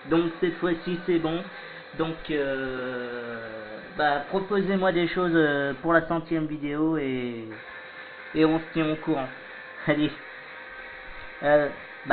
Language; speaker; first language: French; native; French